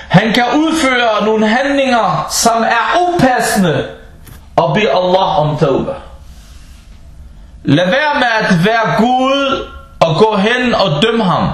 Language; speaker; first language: Danish; non-native, fluent; Arabic